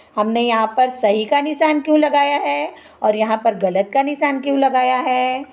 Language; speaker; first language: Hindi; non-native, local second language; Marathi